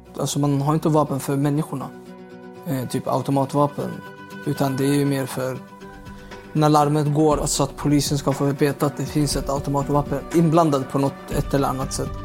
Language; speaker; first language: Swedish; early bilingual, other home language; Uyghur